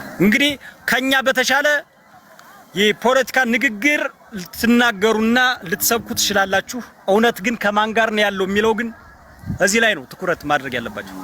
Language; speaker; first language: Amharic; native; Amharic